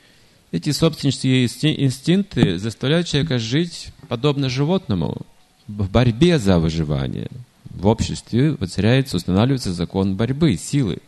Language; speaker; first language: Russian; native; Russian